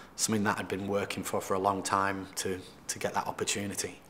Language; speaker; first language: English; native; English